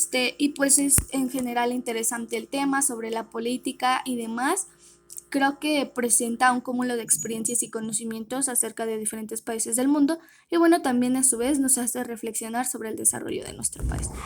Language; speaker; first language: Spanish; native; Spanish